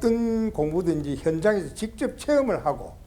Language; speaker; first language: Korean; native; Korean